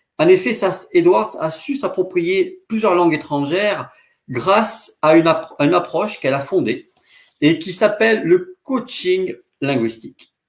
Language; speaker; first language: French; native; French